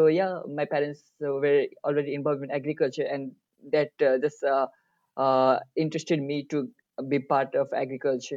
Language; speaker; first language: English; non-native, local second language; Nepali